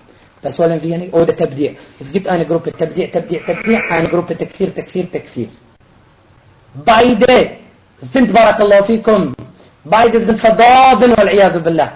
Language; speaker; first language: German; non-native, fluent; Arabic